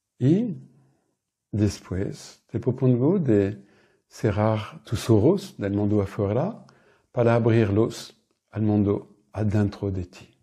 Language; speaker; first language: Spanish; non-native, fluent; French